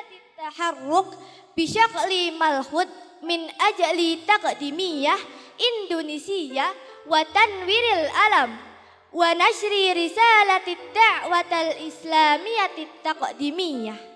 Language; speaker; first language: Arabic; non-native, learner; Indonesian